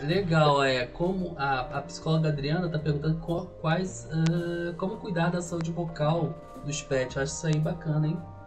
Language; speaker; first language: Portuguese; native; Portuguese